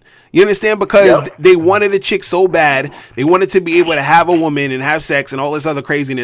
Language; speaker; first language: English; native; English